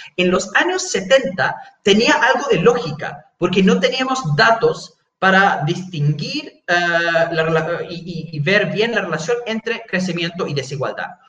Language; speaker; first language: Spanish; non-native, fluent; English